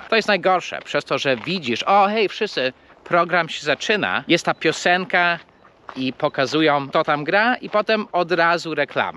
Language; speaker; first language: Polish; non-native, fluent; English